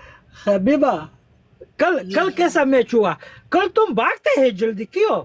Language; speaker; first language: Hindi; non-native, learner; Pashto